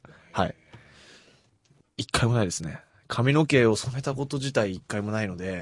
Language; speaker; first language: Japanese; native; Japanese